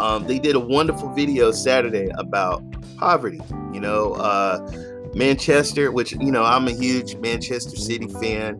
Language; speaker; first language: English; native; English